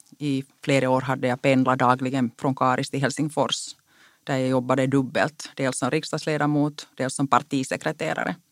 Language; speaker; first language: Swedish; non-native, local second language; Finnish